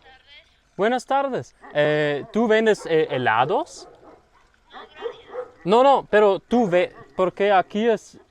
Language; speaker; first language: Spanish; non-native, learner; English